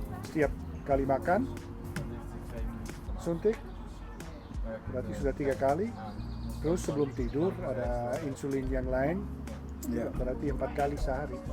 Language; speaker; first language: Indonesian; non-native, fluent; Dutch